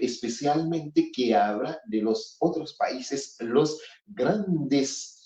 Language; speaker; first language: Spanish; non-native, fluent; Haitian Creole